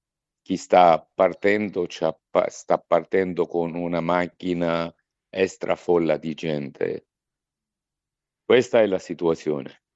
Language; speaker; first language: Italian; non-native, fluent; Arabic